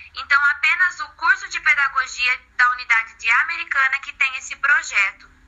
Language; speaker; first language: Portuguese; native; Portuguese